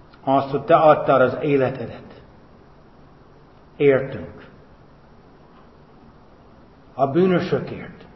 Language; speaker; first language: Hungarian; non-native, fluent; English